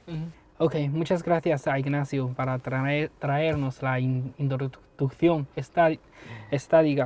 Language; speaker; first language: Spanish; non-native, learner; Chinese